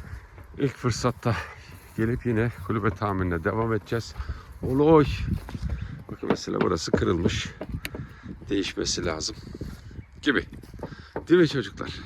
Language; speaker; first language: Turkish; native; Turkish